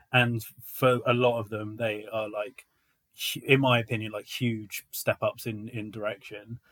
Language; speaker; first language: English; native; English